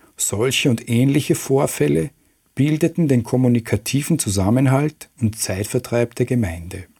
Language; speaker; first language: German; native; German